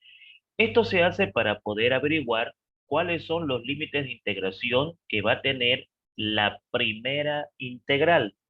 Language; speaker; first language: Spanish; native; Spanish